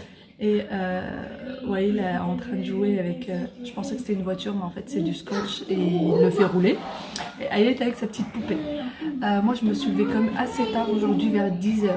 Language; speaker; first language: French; native; French